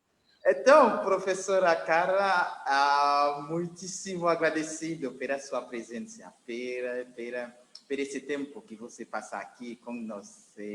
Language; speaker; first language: Portuguese; non-native, learner; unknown